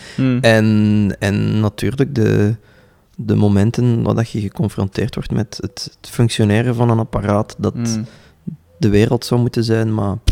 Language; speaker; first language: Dutch; native; Dutch